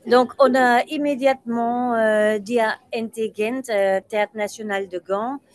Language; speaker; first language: French; non-native, local second language; Dutch